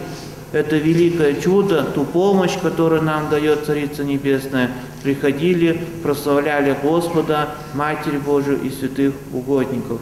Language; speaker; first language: Russian; native; Russian